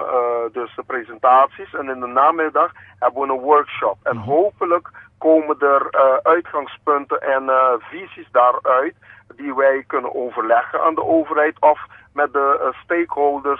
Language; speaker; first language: Dutch; non-native, local second language; Papiamento